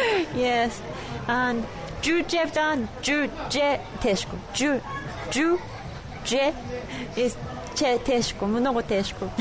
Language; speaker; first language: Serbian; non-native, learner; Japanese